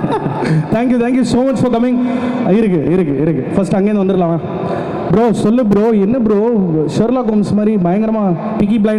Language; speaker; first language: Tamil; native; Tamil